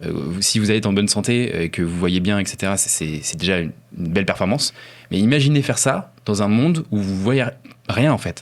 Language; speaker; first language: French; native; French